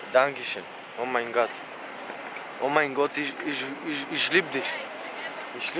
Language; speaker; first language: German; non-native, learner; Macedonian